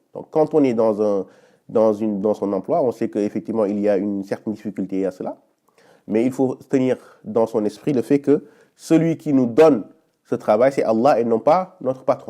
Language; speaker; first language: French; native; French